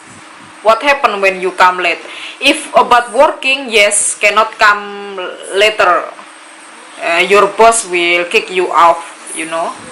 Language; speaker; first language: English; non-native, learner; Indonesian